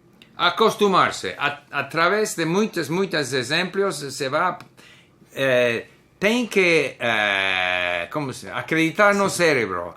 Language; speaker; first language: Portuguese; non-native, learner; English